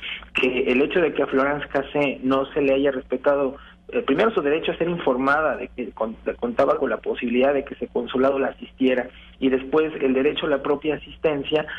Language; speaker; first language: Spanish; native; Spanish